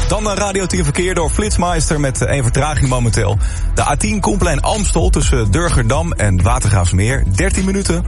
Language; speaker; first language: Dutch; native; Dutch